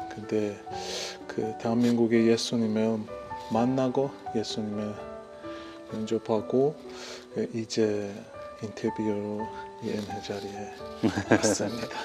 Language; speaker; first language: Korean; non-native, fluent; Persian